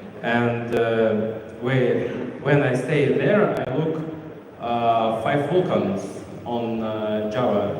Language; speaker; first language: English; non-native, learner; Russian